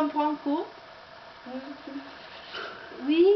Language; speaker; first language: French; non-native, learner; Czech